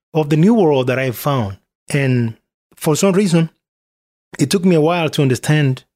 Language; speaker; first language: English; non-native, fluent; Spanish